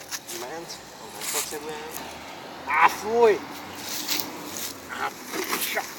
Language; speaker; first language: Czech; native; Czech